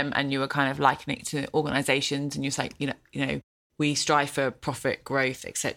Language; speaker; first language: English; native; English